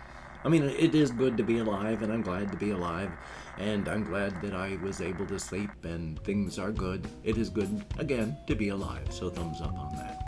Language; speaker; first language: English; native; English